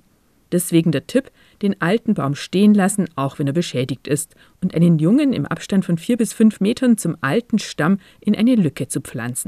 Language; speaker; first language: German; native; German